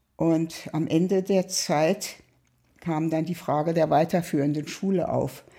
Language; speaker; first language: German; native; German